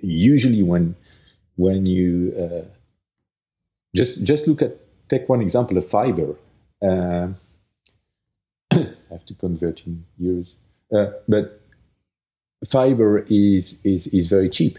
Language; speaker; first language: English; non-native, fluent; French